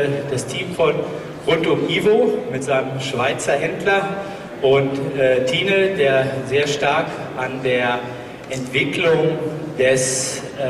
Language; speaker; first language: German; native; German